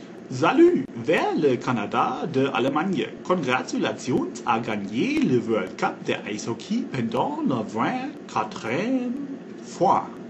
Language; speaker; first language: French; non-native, learner; German